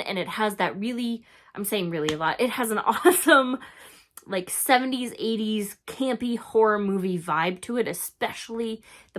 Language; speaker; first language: English; native; English